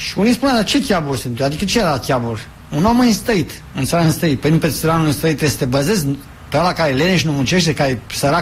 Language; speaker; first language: Romanian; native; Romanian